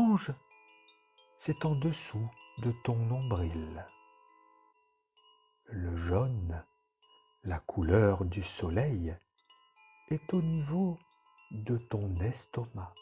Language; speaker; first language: French; native; French